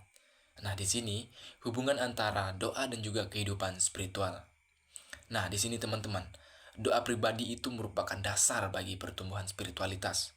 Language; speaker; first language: Indonesian; native; Indonesian